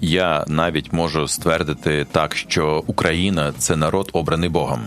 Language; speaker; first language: Ukrainian; native; Ukrainian